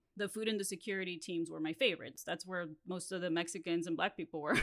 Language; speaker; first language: English; non-native, fluent; Spanish